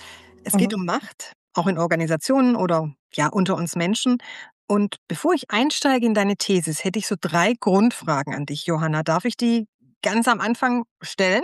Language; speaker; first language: German; native; German